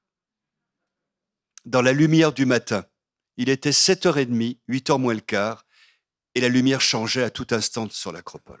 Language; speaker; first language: French; native; French